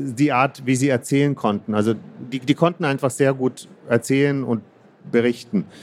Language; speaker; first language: German; early bilingual, other home language; Russian